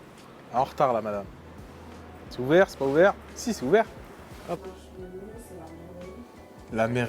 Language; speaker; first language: French; native; French